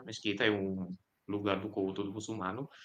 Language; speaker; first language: Portuguese; non-native, fluent; Indonesian